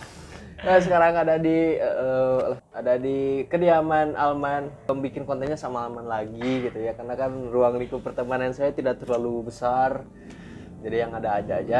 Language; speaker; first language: Indonesian; native; Indonesian